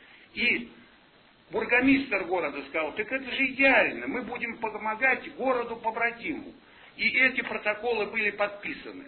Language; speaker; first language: Russian; native; Russian